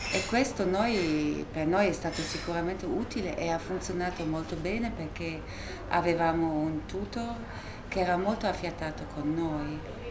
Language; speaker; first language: Italian; non-native, fluent; German